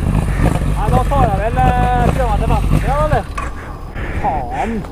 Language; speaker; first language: Norwegian; native; Norwegian